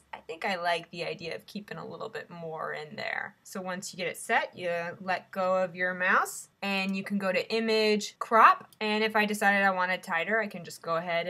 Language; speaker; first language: English; native; English